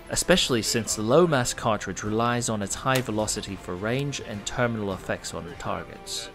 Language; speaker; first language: English; non-native, local second language; Cantonese